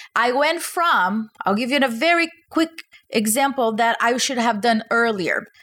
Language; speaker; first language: English; non-native, fluent; Portuguese